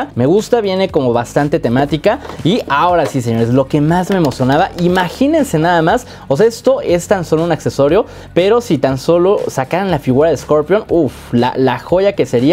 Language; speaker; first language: Spanish; native; Spanish